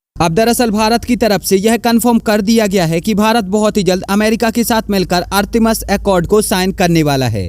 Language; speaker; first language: Hindi; native; Hindi